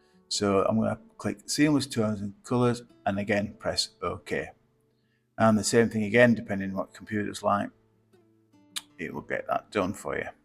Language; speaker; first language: English; native; English